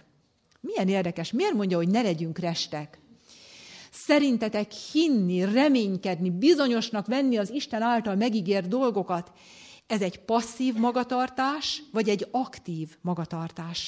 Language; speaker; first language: Hungarian; native; Hungarian